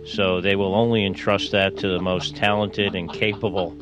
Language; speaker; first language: English; native; English